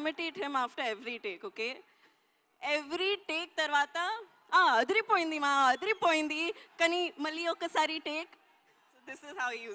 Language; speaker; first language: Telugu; non-native, learner; Hindi